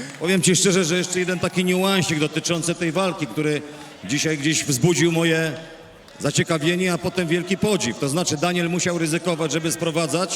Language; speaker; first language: Polish; native; Polish